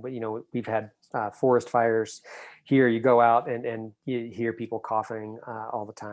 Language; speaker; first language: English; native; English